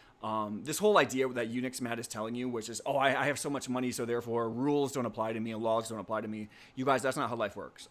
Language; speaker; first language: English; native; English